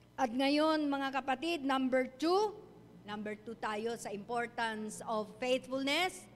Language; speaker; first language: Filipino; non-native, local second language; Chavacano